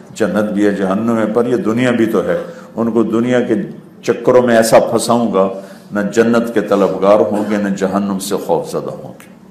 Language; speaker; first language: Urdu; non-native, local second language; Punjabi